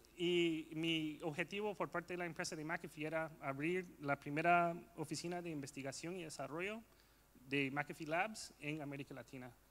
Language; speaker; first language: Spanish; non-native, fluent; English